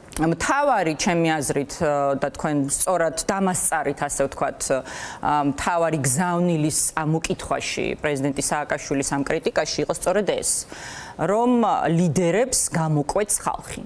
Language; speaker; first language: Georgian; native; Georgian